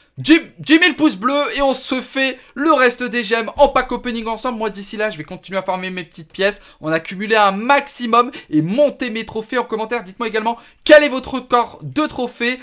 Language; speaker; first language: French; native; French